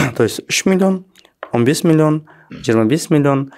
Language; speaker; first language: Russian; non-native, local second language; Kazakh